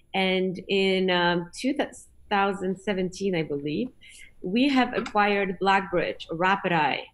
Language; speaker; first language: English; non-native, fluent; Polish